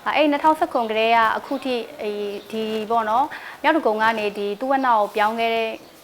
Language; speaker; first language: Burmese; non-native, local second language; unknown